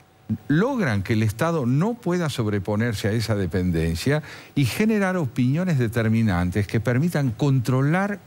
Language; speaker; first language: Spanish; native; Spanish